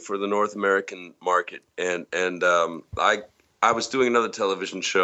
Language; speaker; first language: English; native; English